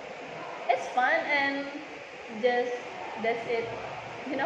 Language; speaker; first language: English; non-native, learner; Indonesian